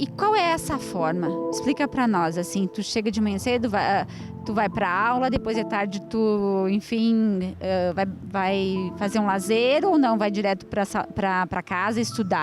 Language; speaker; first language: Portuguese; native; Portuguese